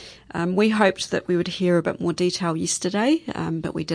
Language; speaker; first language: English; native; English